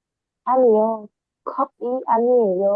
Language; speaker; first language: Korean; non-native, learner; Indonesian